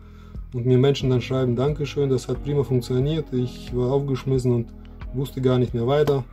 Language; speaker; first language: German; non-native, fluent; Russian